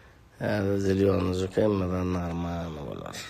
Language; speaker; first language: Turkish; non-native, learner; Turkmen